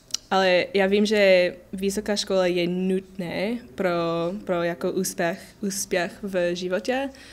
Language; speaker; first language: Czech; non-native, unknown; English